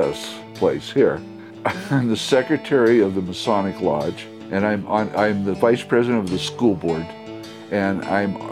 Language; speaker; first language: English; native; English